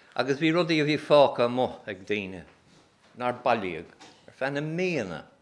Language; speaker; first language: Irish; native; Irish